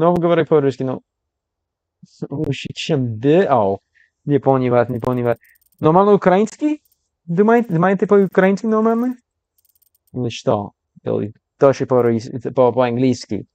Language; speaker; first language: Russian; non-native, learner; English